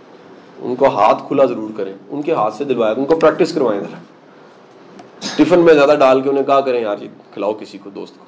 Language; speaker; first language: Hindi; non-native, local second language; Punjabi